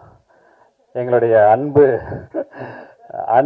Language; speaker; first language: Tamil; native; Tamil